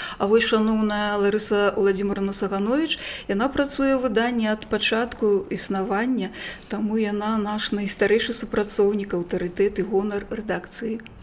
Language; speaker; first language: Belarusian; native; Belarusian